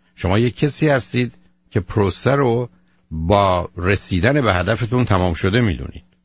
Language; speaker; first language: Persian; native; Persian